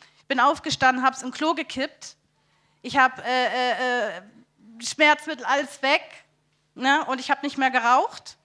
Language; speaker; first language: German; native; German